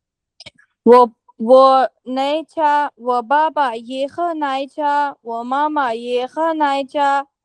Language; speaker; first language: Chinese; non-native, learner; Hindi